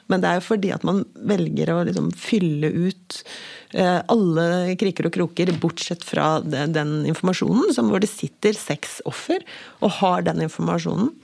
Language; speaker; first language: Norwegian; native; Norwegian